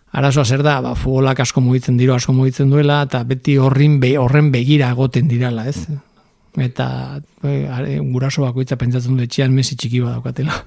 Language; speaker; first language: Basque; native; Basque